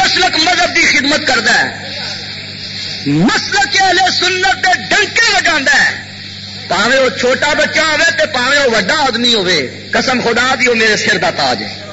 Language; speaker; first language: Urdu; non-native, local second language; Punjabi